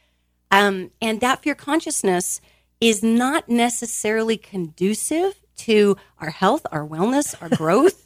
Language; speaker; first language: English; native; English